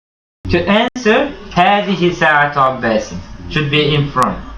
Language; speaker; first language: Arabic; non-native, fluent; Turkish